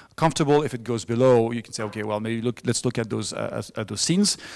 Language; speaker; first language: English; non-native, fluent; French